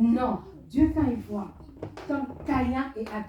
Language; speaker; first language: French; non-native, local second language; Lingala